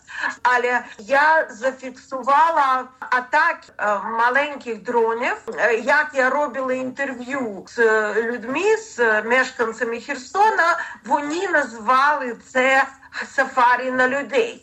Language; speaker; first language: Ukrainian; non-native, learner; Russian